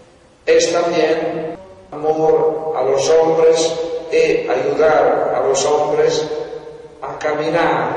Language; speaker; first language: Spanish; non-native, fluent; Italian